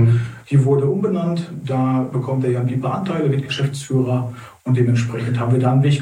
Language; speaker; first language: German; native; German